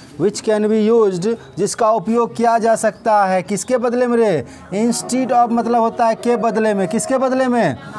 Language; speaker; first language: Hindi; native; Hindi